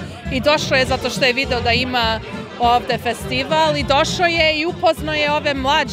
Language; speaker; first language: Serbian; early bilingual, heritage; Serbian